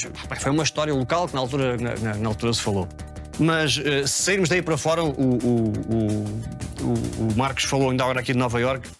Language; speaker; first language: Portuguese; native; Portuguese